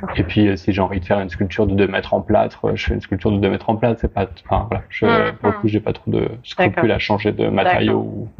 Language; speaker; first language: French; native; French